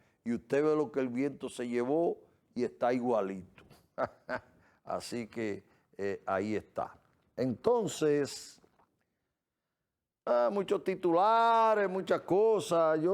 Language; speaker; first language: Spanish; native; Spanish